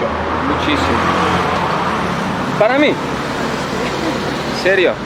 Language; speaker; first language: Spanish; non-native, learner; English